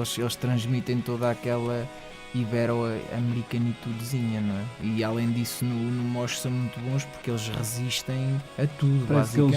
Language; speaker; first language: Portuguese; native; Portuguese